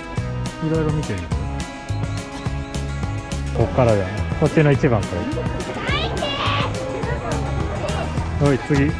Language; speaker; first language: Japanese; native; Japanese